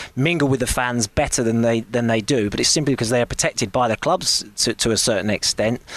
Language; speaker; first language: English; native; English